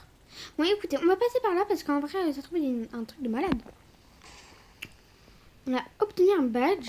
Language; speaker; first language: French; native; French